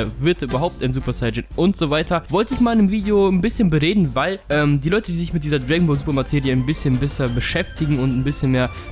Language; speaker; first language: German; native; German